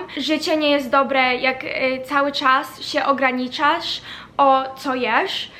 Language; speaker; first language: Polish; early bilingual, heritage; Polish